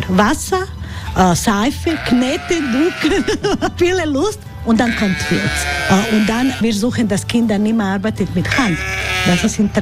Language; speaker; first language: German; non-native, learner; Croatian